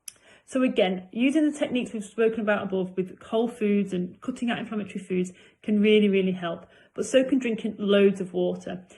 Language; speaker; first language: English; native; English